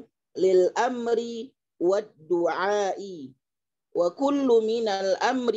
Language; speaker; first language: Arabic; non-native, learner; Indonesian